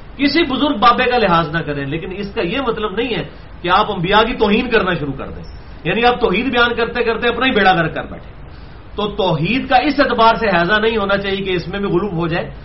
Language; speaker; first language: Urdu; non-native, local second language; Punjabi